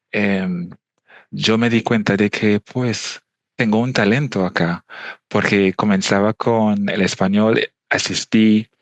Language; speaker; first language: Spanish; non-native, fluent; English